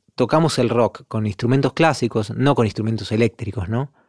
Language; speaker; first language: Spanish; native; Spanish